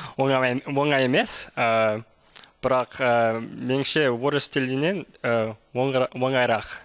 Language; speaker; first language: Kazakh; non-native, learner; English